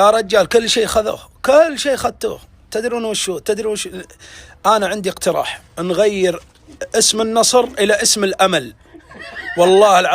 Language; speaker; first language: Arabic; native; Arabic